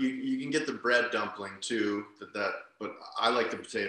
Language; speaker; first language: English; native; English